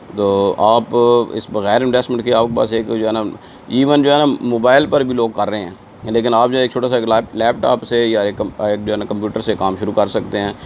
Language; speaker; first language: Urdu; non-native, local second language; Punjabi